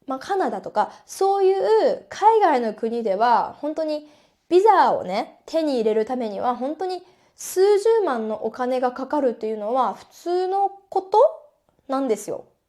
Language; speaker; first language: Japanese; native; Japanese